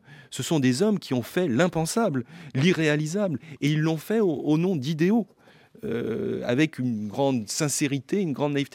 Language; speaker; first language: French; native; French